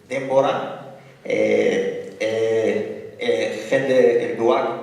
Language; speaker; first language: Basque; non-native, learner; Arabic